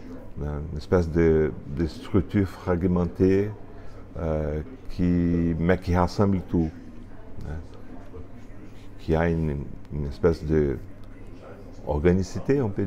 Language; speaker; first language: French; non-native, fluent; Portuguese